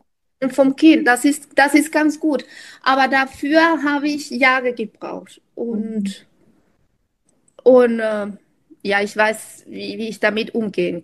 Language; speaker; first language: German; non-native, fluent; Spanish